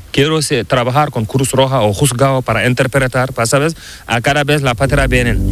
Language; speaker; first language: Spanish; non-native, learner; Fula